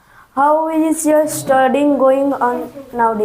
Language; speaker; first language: English; non-native, learner; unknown